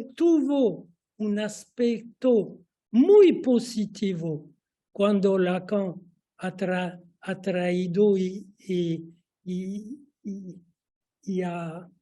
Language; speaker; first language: Spanish; non-native, fluent; French